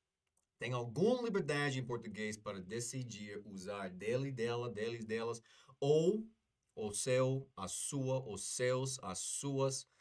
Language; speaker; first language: Portuguese; non-native, fluent; English